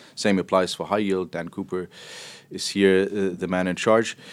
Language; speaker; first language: English; non-native, fluent; German